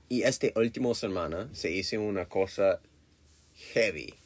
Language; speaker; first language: Spanish; non-native, learner; English